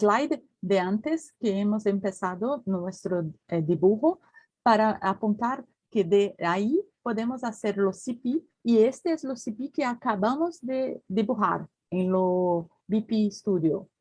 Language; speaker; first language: Spanish; non-native, learner; Portuguese